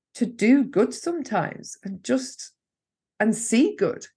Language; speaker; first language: English; native; English